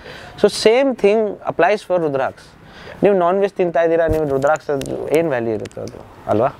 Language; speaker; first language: Kannada; non-native, learner; Nepali